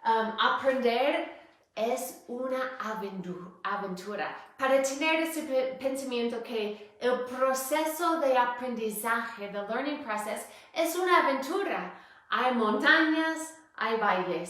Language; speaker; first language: Spanish; non-native, fluent; English